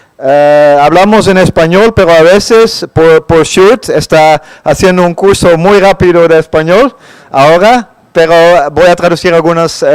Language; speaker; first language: Spanish; non-native, fluent; Dutch